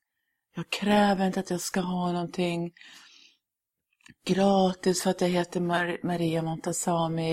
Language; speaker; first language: Swedish; early bilingual, other home language; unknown